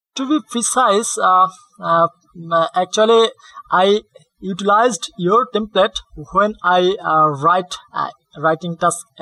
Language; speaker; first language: English; non-native, learner; Bangla